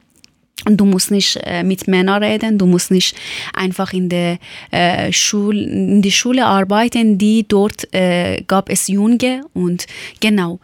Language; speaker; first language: German; non-native, learner; Persian